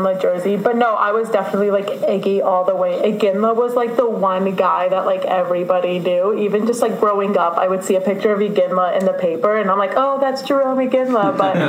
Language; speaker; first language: English; native; English